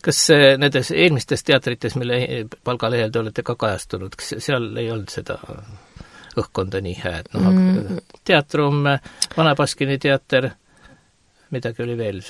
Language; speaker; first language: Estonian; native; Estonian